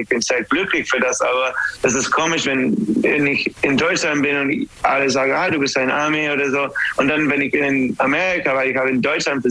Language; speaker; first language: German; non-native, learner; English